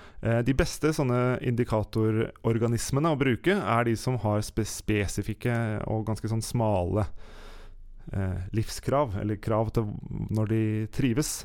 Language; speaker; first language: Norwegian; native; Norwegian